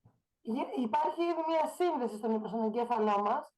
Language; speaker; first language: Greek; native; Greek